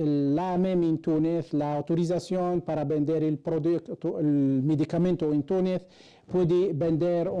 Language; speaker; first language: Spanish; non-native, fluent; Arabic